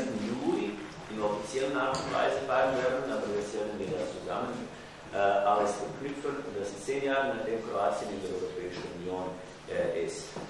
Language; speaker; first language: German; non-native, fluent; Croatian